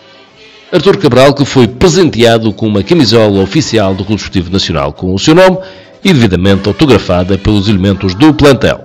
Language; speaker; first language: Portuguese; native; Portuguese